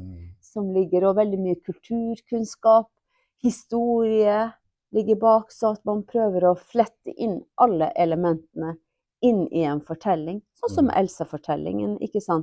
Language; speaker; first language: Norwegian; non-native, local second language; Northern Sami